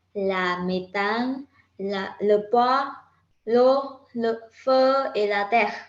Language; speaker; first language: French; non-native, learner; Vietnamese